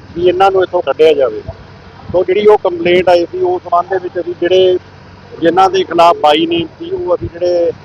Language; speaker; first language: Punjabi; native; Punjabi